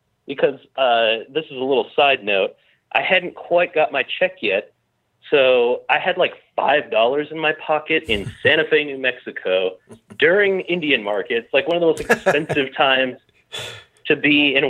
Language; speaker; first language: English; native; English